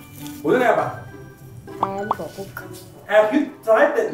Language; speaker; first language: English; non-native, fluent; Indonesian